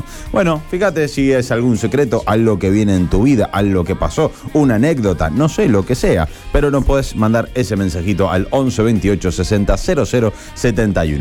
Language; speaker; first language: Spanish; native; Spanish